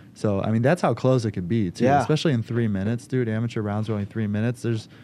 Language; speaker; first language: English; native; English